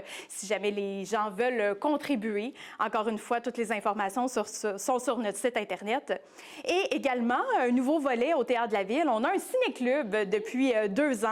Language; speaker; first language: French; native; French